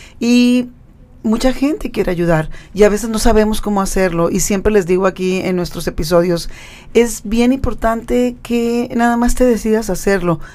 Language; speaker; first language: Spanish; native; Spanish